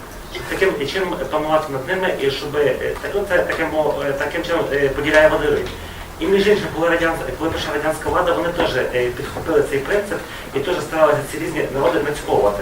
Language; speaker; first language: Ukrainian; native; Ukrainian